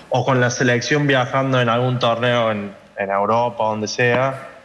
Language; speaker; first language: Spanish; native; Spanish